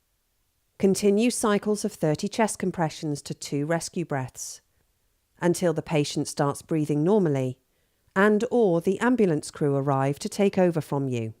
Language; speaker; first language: English; native; English